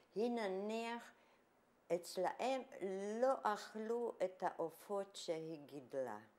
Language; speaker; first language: Hebrew; non-native, fluent; German